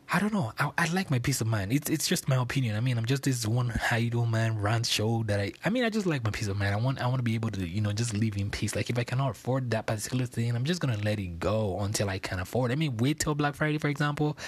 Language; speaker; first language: English; non-native, local second language; Yoruba